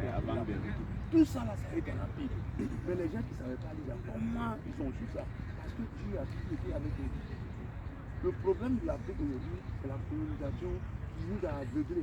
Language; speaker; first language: French; non-native, local second language; Baoulé